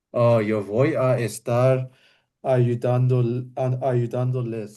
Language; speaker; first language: Spanish; non-native, learner; English